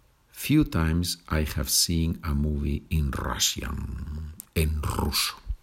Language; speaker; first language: English; non-native, fluent; Spanish